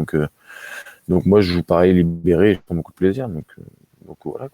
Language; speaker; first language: French; native; French